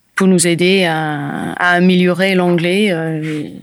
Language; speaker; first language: French; non-native, fluent; English